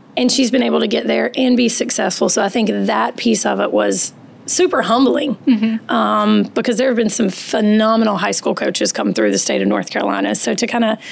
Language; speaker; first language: English; native; English